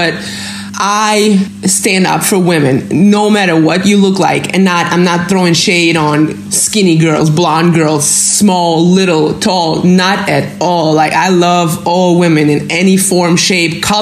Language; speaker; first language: English; non-native, fluent; German